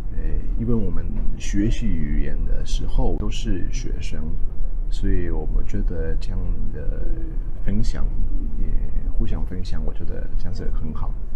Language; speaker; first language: Chinese; non-native, fluent; Spanish